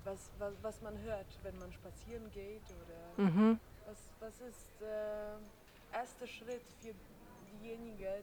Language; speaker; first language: German; non-native, learner; Polish